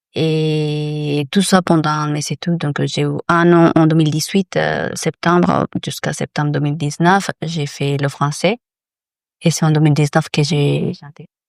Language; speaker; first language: French; non-native, fluent; Spanish